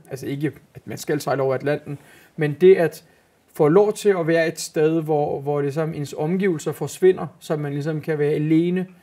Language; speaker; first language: Danish; early bilingual, other home language; Turkish